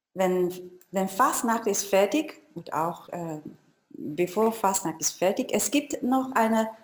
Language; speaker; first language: German; non-native, learner; Chinese